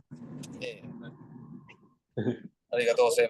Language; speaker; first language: Japanese; non-native, learner; Thai